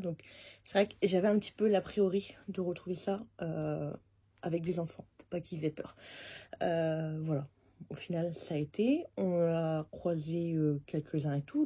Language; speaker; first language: French; native; French